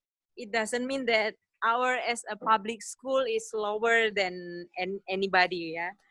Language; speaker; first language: English; non-native, learner; Indonesian